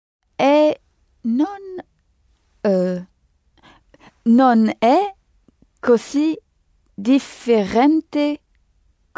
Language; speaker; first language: Italian; non-native, learner; French